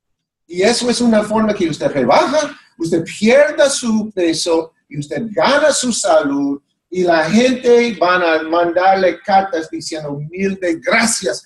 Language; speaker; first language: Spanish; non-native, fluent; English